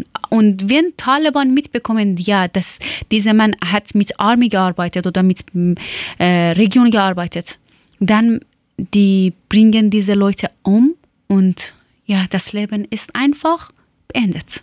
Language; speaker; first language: German; non-native, learner; Persian